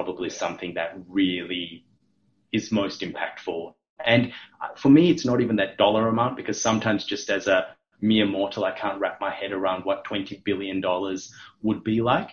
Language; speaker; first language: English; non-native, local second language; Sinhala